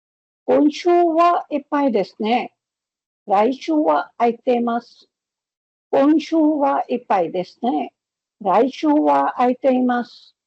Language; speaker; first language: Japanese; non-native, fluent; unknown